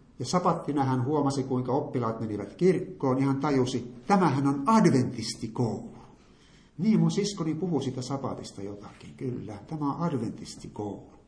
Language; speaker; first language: Finnish; native; Finnish